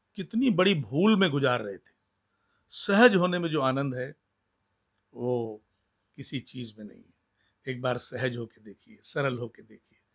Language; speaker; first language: Hindi; non-native, local second language; Sindhi